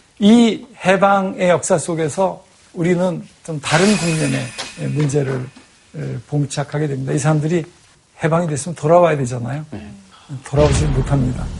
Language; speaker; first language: Korean; native; Korean